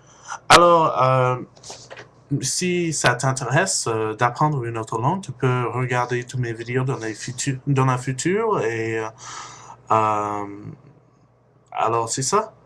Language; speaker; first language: French; non-native, fluent; English